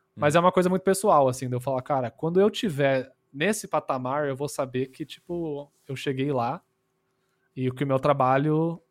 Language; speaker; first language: Portuguese; early bilingual, other home language; English